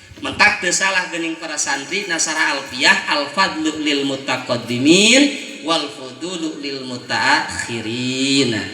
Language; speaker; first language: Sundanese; native; Sundanese